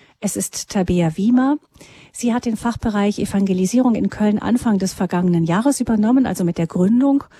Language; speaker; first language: German; native; German